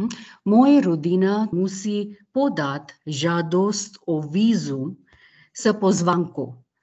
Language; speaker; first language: Czech; non-native, learner; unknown